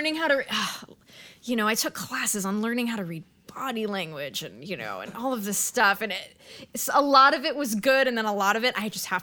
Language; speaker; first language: English; native; English